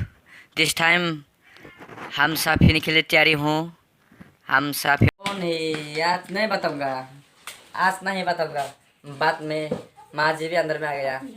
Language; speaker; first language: Hindi; non-native, local second language; Bodo